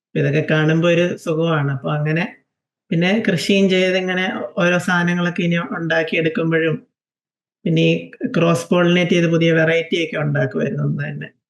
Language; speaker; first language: Malayalam; native; Malayalam